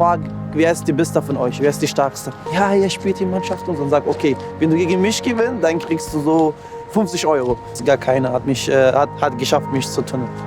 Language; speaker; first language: German; non-native, learner; Arabic